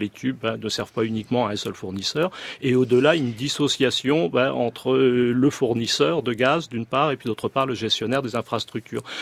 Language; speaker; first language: French; native; French